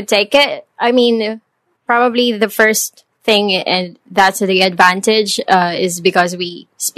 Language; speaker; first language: English; non-native, local second language; Filipino